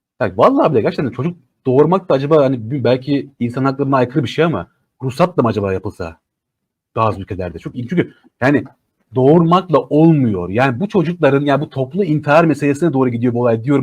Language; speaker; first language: Turkish; native; Turkish